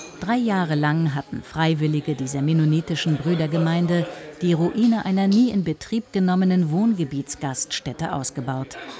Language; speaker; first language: German; native; German